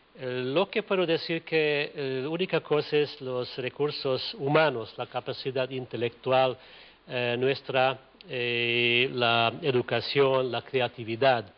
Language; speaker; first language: Spanish; non-native, fluent; Hungarian